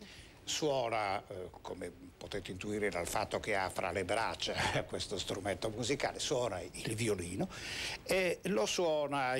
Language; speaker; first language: Italian; native; Italian